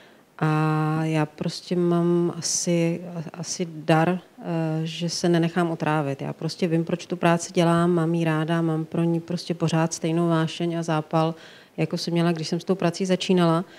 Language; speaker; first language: Czech; native; Czech